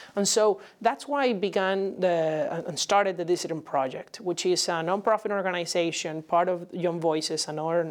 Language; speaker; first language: English; non-native, fluent; Spanish